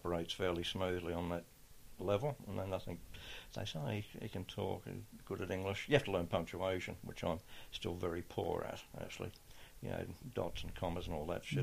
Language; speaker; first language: English; native; English